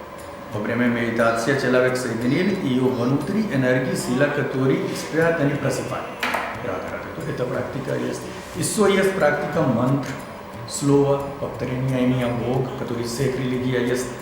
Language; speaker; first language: Russian; non-native, learner; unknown